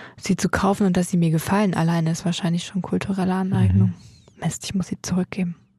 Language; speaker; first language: German; native; German